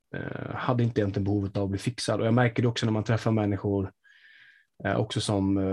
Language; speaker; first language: Swedish; native; Swedish